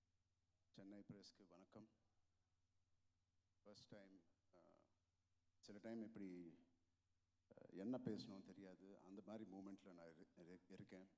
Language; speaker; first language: Tamil; non-native, learner; Telugu